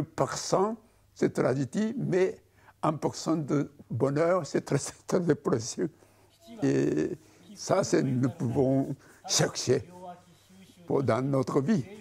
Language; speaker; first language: French; non-native, learner; Japanese